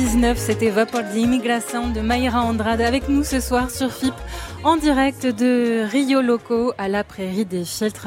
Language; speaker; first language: French; native; French